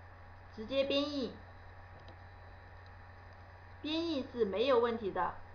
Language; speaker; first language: Chinese; native; Chinese